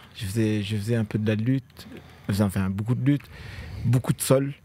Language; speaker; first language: French; native; French